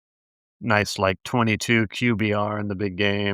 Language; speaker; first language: English; native; English